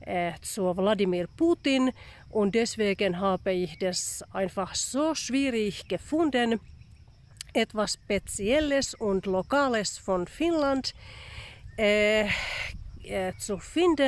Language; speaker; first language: German; non-native, fluent; Finnish